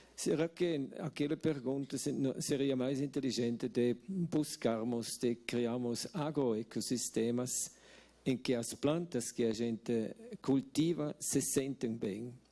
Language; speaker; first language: Portuguese; non-native, fluent; Swiss German